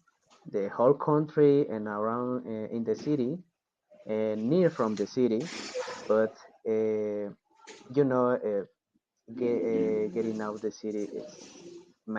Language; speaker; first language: English; non-native, fluent; Spanish